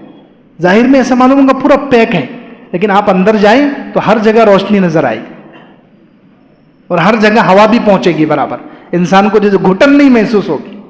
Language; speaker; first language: Urdu; native; Urdu